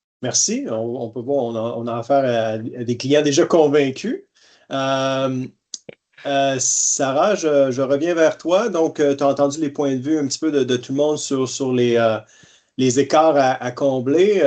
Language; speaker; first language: French; native; French